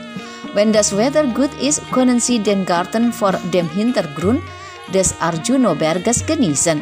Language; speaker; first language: German; non-native, fluent; Indonesian